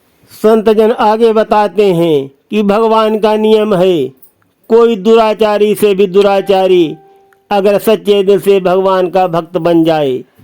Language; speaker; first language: Hindi; native; Hindi